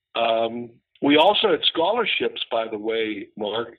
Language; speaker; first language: English; native; English